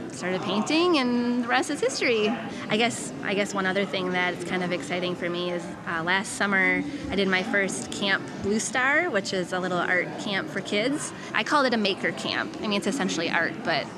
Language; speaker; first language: English; native; English